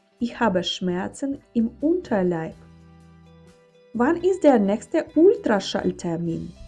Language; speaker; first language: German; non-native, fluent; Ukrainian